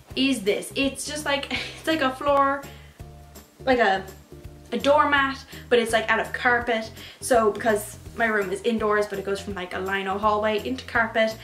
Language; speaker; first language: English; native; English